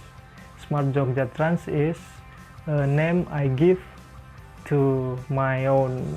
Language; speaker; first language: English; non-native, learner; Indonesian